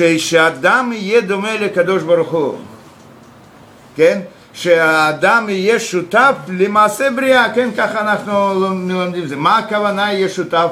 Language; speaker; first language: Hebrew; non-native, fluent; Russian